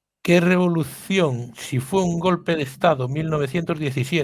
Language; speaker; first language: Spanish; native; Spanish